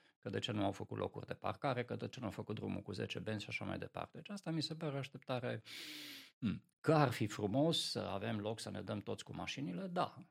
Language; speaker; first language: Romanian; non-native, local second language; Hungarian